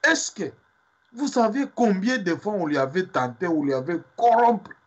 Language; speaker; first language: French; non-native, local second language; Swahili